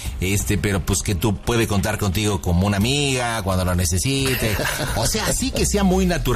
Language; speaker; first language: Spanish; native; Spanish